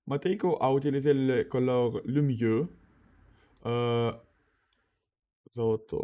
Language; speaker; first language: French; non-native, learner; Russian